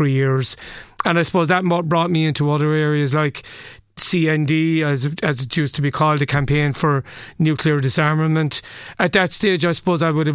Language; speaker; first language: English; native; English